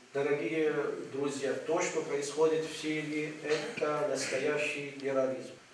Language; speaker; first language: Russian; non-native, fluent; Arabic